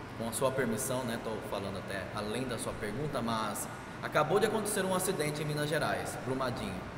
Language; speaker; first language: Portuguese; native; Portuguese